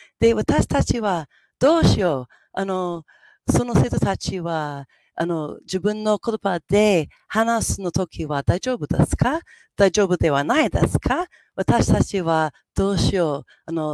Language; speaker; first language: Japanese; non-native, learner; English